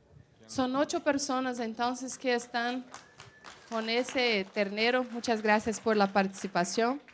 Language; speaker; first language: Spanish; non-native, fluent; Portuguese